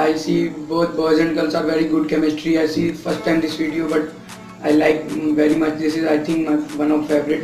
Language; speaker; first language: English; non-native, learner; Hindi